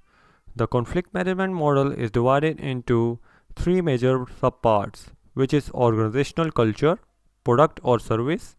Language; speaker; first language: English; non-native, local second language; Urdu